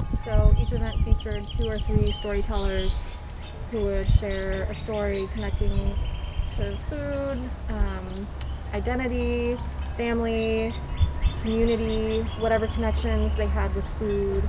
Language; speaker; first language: English; native; English